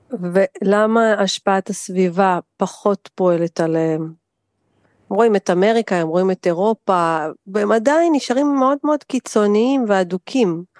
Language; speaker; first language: Hebrew; native; Hebrew